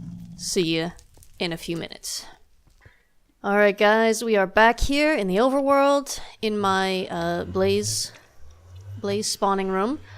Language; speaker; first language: English; native; English